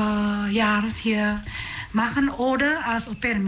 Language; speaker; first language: German; non-native, fluent; Indonesian